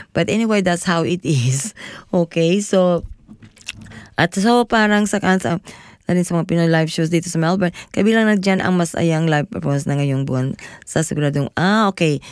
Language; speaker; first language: Filipino; non-native, local second language; Cebuano